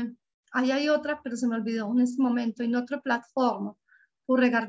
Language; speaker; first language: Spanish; native; Spanish